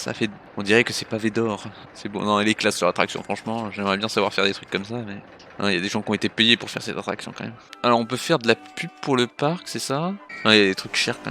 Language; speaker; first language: French; native; French